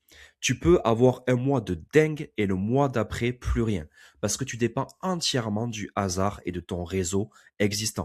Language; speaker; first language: French; native; French